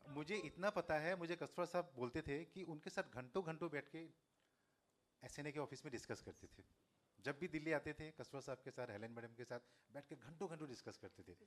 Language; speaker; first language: Hindi; non-native, local second language; Assamese